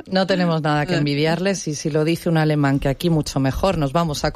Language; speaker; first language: Spanish; native; Spanish